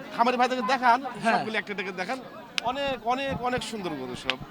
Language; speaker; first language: Bangla; native; Bangla